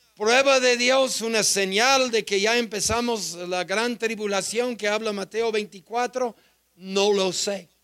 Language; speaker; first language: Spanish; non-native, fluent; English